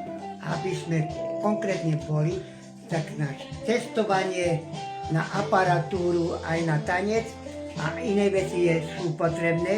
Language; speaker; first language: Slovak; non-native, local second language; Romany